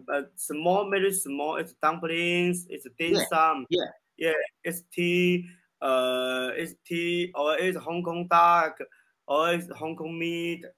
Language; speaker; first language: English; non-native, learner; Chinese